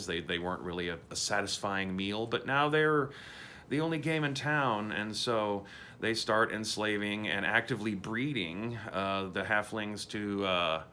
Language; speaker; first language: English; native; English